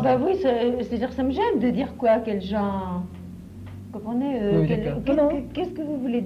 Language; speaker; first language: French; native; French